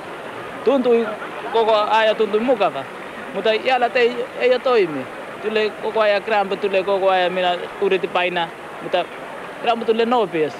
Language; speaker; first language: Finnish; non-native, learner; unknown